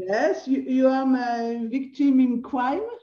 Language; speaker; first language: English; non-native, learner; French